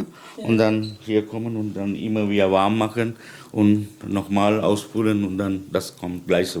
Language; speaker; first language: German; non-native, learner; Sinhala